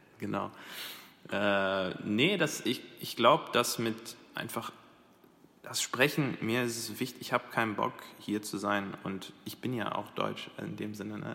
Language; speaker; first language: German; early bilingual, other home language; Arabic